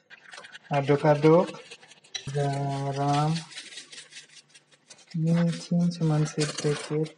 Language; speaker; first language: Indonesian; non-native, fluent; Bangla